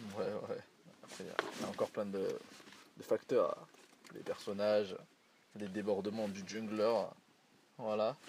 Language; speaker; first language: French; early bilingual, other home language; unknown